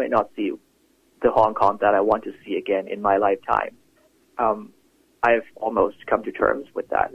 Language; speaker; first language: English; non-native, local second language; Cantonese